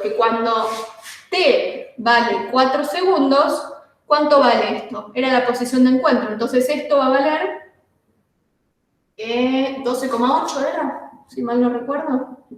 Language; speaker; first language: Spanish; native; Spanish